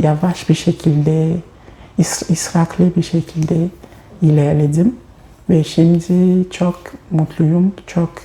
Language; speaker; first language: Turkish; non-native, fluent; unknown